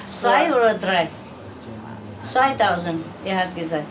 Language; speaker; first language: German; non-native, learner; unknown